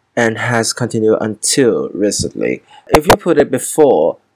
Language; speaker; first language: English; non-native, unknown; Vietnamese